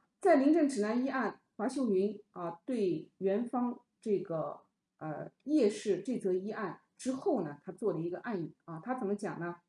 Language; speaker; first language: Chinese; native; Chinese